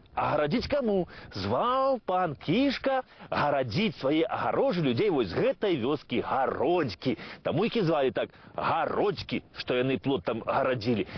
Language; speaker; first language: Belarusian; native; Belarusian